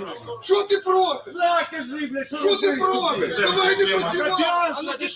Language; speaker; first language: Ukrainian; native; Ukrainian